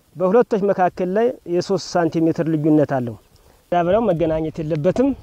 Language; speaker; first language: Amharic; native; Amharic